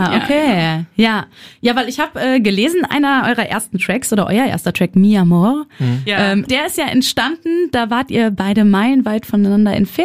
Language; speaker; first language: German; native; German